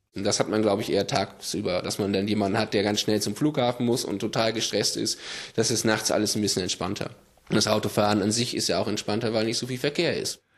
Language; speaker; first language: German; native; German